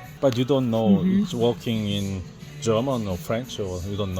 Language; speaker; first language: English; non-native, learner; Korean